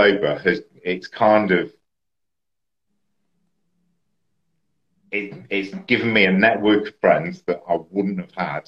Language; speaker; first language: English; native; English